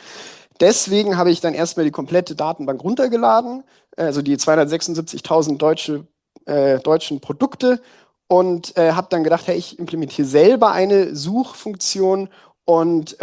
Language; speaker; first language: German; native; German